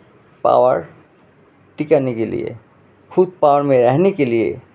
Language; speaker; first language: Hindi; non-native, fluent; Bangla